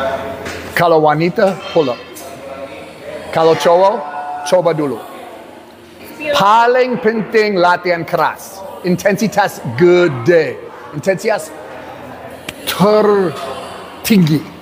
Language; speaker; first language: Indonesian; non-native, learner; English